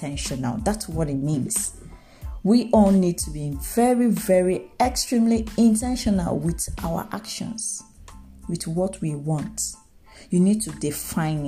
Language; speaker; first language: English; non-native, local second language; Igbo